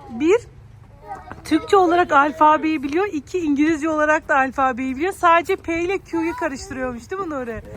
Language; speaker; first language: Turkish; native; Turkish